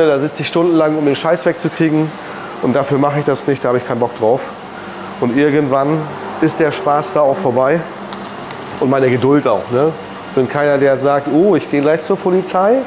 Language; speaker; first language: German; native; German